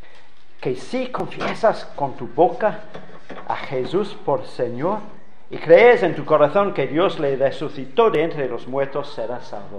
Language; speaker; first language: Spanish; non-native, fluent; English